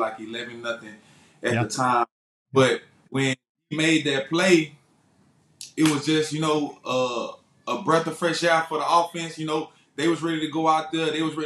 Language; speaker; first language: English; native; English